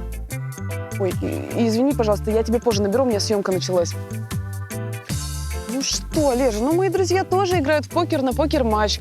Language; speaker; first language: Russian; native; Russian